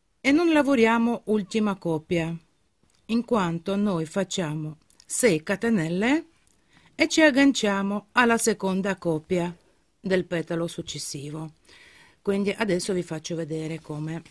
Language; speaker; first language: Italian; non-native, fluent; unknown